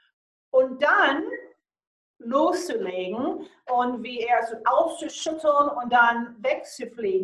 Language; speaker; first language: German; non-native, fluent; English